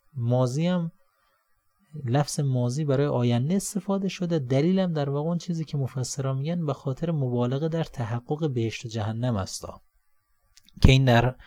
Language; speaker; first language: Persian; native; Persian